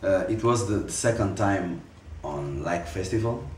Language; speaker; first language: English; non-native, fluent; Portuguese